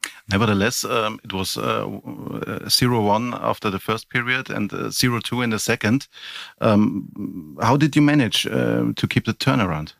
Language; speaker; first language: English; non-native, fluent; German